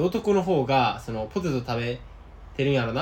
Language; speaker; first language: Japanese; native; Japanese